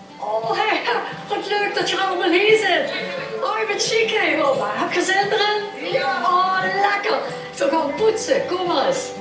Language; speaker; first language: Dutch; native; Dutch